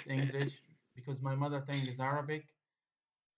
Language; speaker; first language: English; non-native, fluent; Arabic